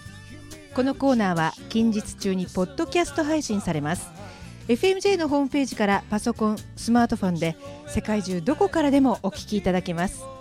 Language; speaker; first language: Japanese; native; Japanese